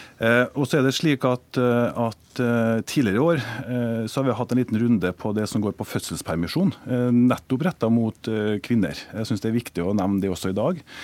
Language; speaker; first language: Norwegian; native; Norwegian